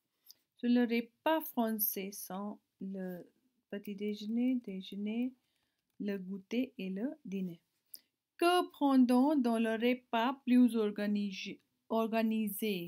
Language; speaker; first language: French; non-native, learner; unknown